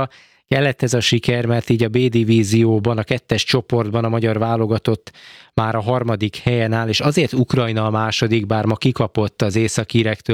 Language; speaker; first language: Hungarian; native; Hungarian